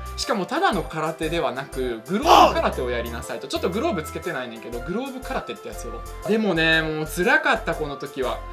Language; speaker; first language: Japanese; early bilingual, other home language; Russian